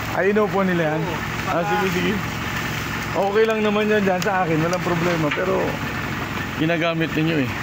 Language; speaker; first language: Filipino; non-native, local second language; Bikol